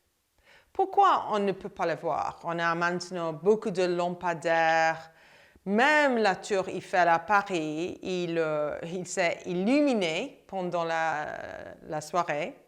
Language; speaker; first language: French; non-native, fluent; English